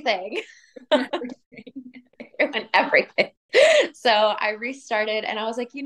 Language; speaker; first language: English; native; English